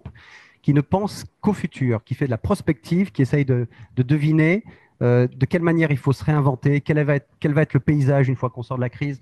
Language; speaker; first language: French; native; French